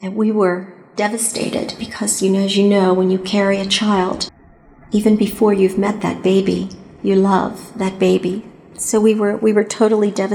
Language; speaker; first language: English; native; English